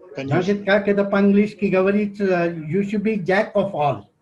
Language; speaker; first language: Russian; non-native, fluent; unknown